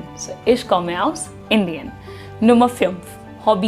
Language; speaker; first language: German; non-native, fluent; Hindi